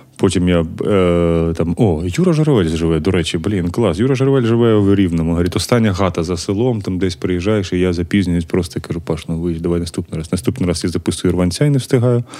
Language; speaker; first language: Ukrainian; native; Ukrainian